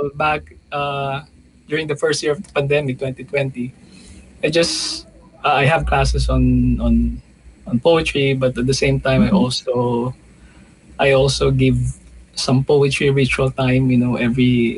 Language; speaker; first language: English; non-native, local second language; Filipino